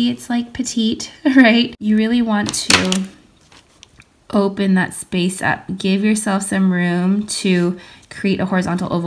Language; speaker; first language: English; native; English